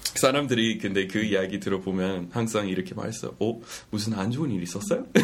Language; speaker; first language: Korean; non-native, fluent; English